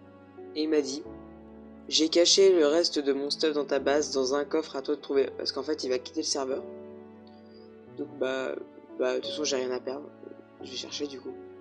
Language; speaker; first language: French; native; French